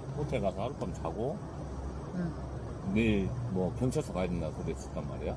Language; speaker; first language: Korean; native; Korean